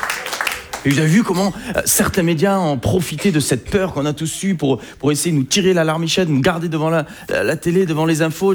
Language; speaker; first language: French; native; French